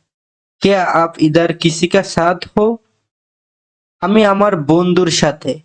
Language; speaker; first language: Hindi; non-native, learner; Bangla